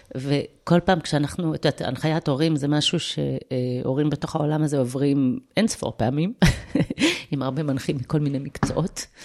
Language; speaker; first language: Hebrew; early bilingual, other home language; Russian